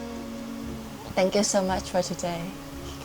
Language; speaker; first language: English; non-native, fluent; Thai